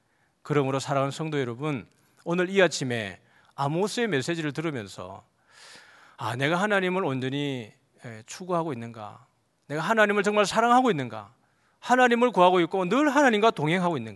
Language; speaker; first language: Korean; native; Korean